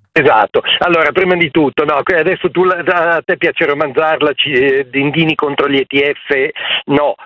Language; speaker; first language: Italian; native; Italian